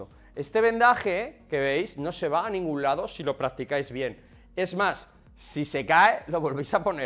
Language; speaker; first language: Spanish; native; Spanish